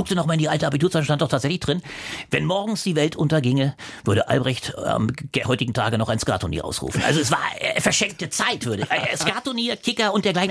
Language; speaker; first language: German; native; German